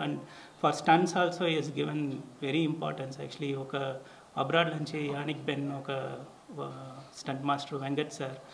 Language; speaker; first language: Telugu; non-native, learner; Tamil